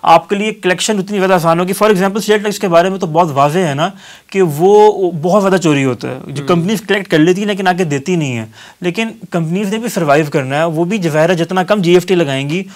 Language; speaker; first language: Urdu; native; Urdu